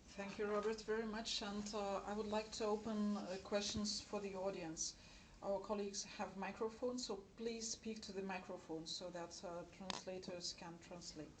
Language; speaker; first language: English; non-native, fluent; Lithuanian